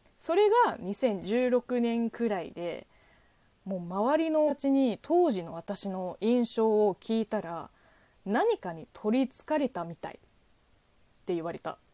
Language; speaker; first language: Japanese; non-native, fluent; Chinese